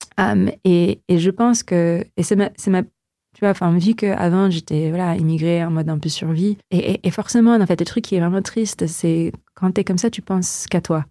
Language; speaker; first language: French; non-native, fluent; Filipino